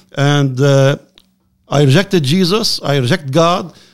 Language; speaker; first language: English; non-native, learner; Arabic